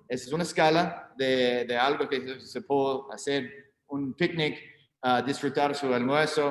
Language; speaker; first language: Spanish; non-native, learner; English